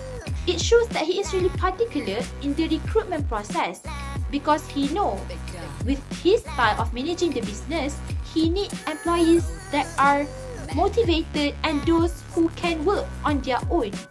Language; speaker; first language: English; non-native, local second language; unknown